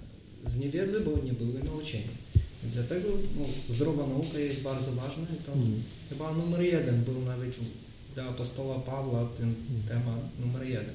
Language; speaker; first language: Polish; non-native, learner; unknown